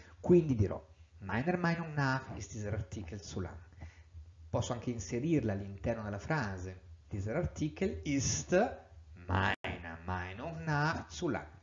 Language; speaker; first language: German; non-native, fluent; Italian